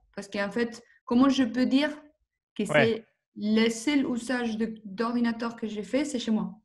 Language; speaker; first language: French; non-native, fluent; Spanish